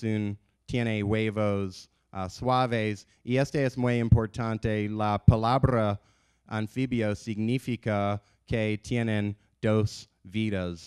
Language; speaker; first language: Spanish; non-native, learner; English